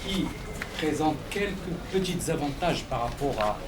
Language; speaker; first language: French; non-native, local second language; Arabic